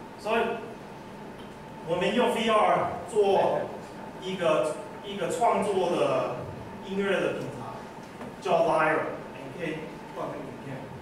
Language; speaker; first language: Chinese; early bilingual, heritage; English